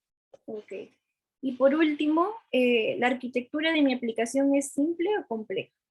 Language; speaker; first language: Spanish; native; Spanish